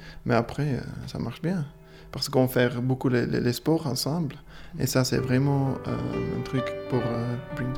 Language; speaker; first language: French; non-native, learner; Afrikaans